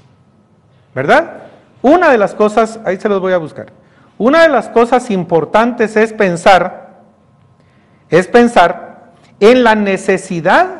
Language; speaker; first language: Spanish; native; Spanish